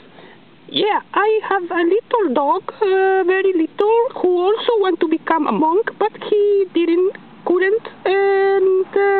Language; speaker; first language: English; non-native, learner; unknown